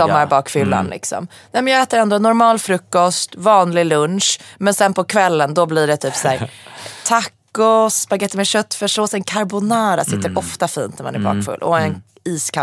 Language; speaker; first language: Swedish; native; Swedish